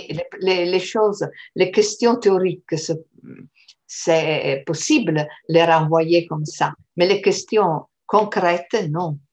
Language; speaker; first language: French; non-native, fluent; Italian